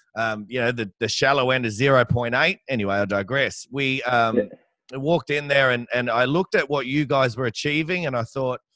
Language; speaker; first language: English; native; English